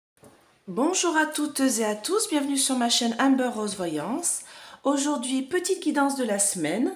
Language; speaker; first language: French; native; French